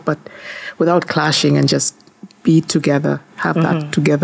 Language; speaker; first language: English; non-native, local second language; Gusii